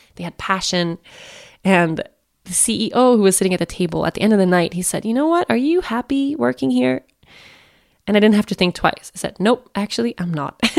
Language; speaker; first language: English; non-native, fluent; Swedish